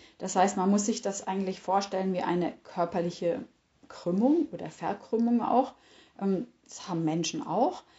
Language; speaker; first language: German; native; German